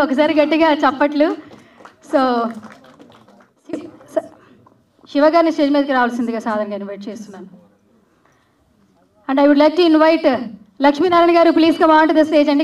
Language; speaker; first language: Telugu; native; Telugu